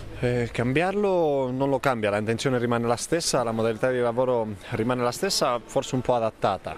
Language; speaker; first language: Italian; non-native, fluent; Spanish